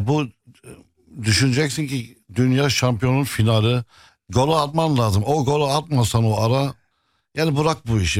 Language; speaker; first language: Turkish; early bilingual, heritage; Turkish